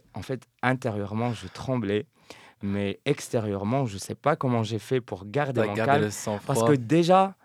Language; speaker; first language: French; non-native, local second language; Arabic